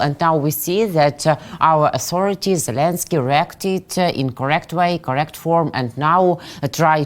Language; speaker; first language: English; non-native, fluent; Russian